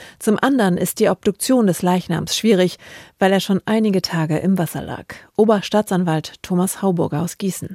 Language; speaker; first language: German; native; German